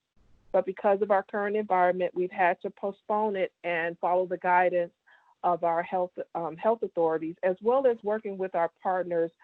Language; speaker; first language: English; native; English